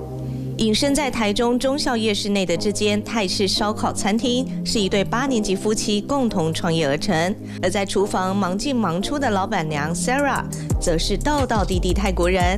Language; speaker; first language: Chinese; native; Chinese